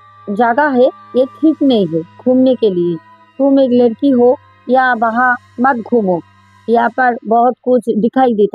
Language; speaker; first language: Hindi; non-native, local second language; Bangla